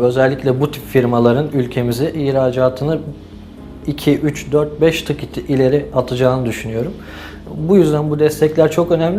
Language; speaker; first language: Turkish; native; Turkish